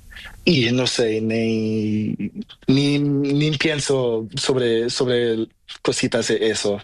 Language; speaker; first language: Spanish; non-native, learner; Portuguese